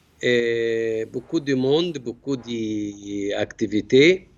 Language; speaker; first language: French; non-native, learner; Arabic